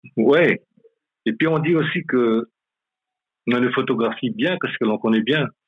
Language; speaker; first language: French; non-native, local second language; Malagasy